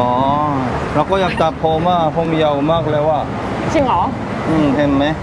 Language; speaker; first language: Thai; non-native, fluent; Korean